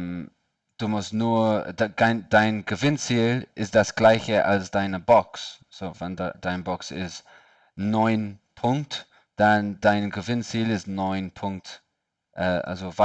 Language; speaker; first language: German; non-native, learner; English